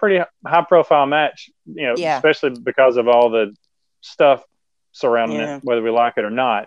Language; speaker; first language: English; native; English